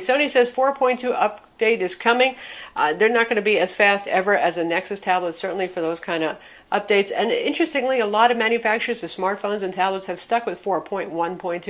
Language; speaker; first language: English; native; English